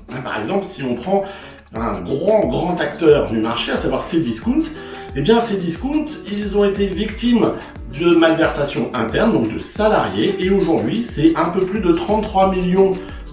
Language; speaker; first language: French; native; French